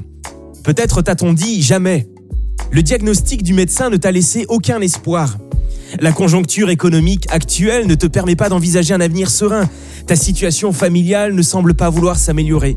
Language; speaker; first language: French; native; French